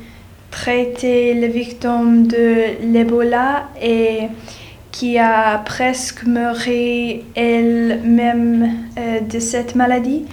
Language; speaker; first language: French; non-native, learner; English